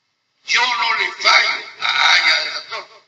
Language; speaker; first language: Spanish; native; Spanish